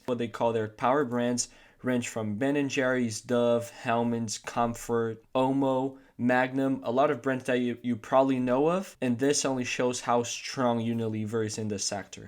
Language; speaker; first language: English; non-native, fluent; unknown